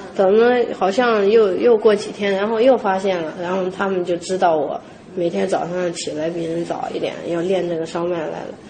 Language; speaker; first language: Chinese; native; Chinese